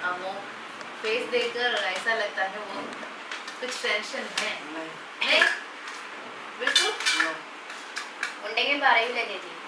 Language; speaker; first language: Hindi; non-native, local second language; Malayalam